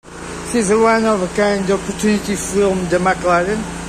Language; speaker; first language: English; non-native, learner; Portuguese